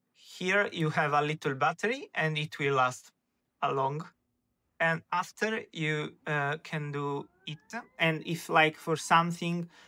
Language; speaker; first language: English; non-native, fluent; Italian